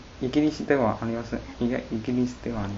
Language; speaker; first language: Japanese; non-native, learner; Chinese